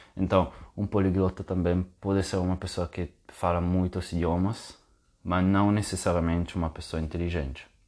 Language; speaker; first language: Portuguese; non-native, fluent; Italian